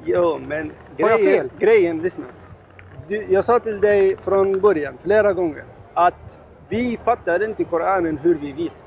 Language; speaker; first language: Swedish; non-native, learner; Arabic